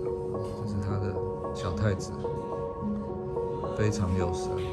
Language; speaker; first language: Chinese; native; Chinese